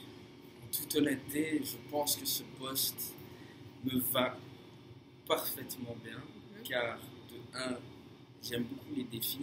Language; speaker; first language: French; non-native, fluent; English